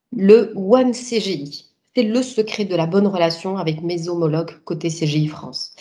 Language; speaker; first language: French; non-native, local second language; Arabic